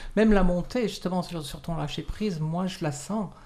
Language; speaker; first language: French; native; French